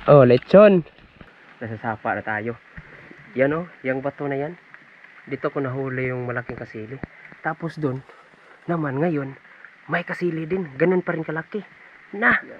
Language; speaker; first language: Filipino; non-native, local second language; Cebuano